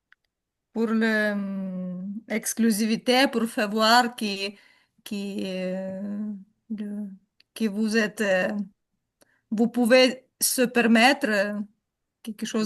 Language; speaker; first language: French; non-native, learner; Ukrainian